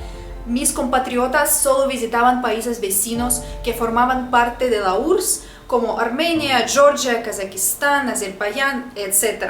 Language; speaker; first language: Spanish; non-native, fluent; Russian